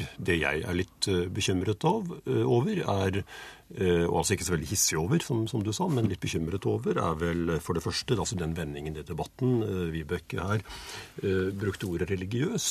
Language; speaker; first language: Norwegian; native; Norwegian